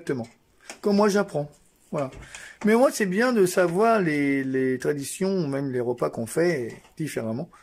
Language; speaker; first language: French; native; French